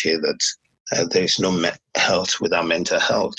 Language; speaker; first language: English; non-native, local second language; Yoruba